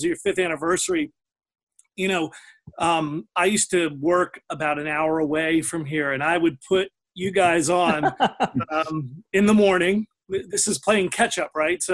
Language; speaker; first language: English; native; English